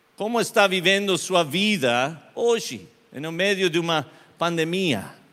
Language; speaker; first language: Portuguese; non-native, learner; Spanish